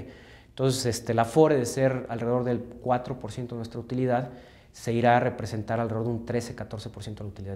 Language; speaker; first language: Spanish; native; Spanish